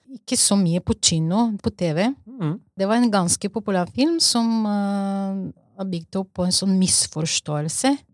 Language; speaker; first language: Norwegian; non-native, fluent; Bulgarian